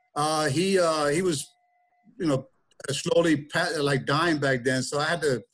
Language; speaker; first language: English; early bilingual, other home language; German